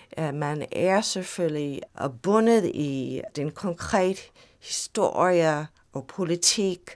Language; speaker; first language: Danish; non-native, fluent; English